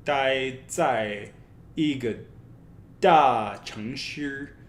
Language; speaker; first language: Chinese; non-native, learner; English